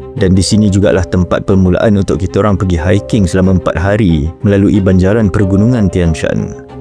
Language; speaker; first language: Malay; native; Malay